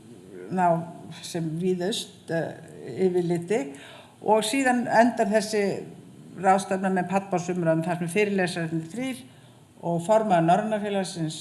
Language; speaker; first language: Icelandic; native; Icelandic